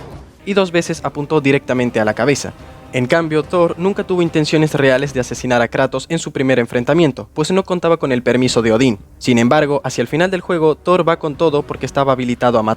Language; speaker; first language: Spanish; native; Spanish